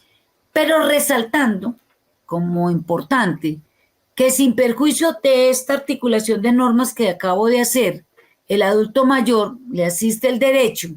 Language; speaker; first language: Spanish; native; Spanish